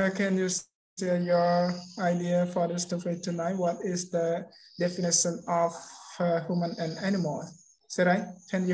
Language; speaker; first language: English; non-native, learner; Khmer